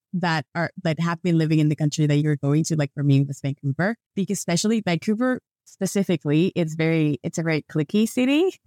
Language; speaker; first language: English; non-native, fluent; Spanish